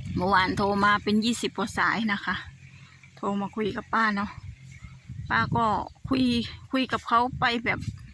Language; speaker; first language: Thai; non-native, local second language; Northeastern Thai